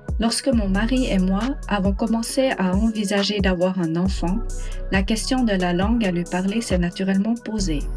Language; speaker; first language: French; non-native, local second language; Swiss German